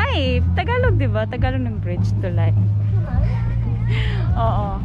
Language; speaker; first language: Filipino; non-native, local second language; Hiligaynon